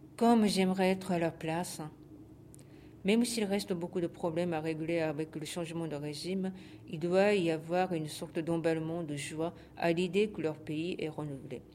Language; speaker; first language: French; non-native, fluent; Japanese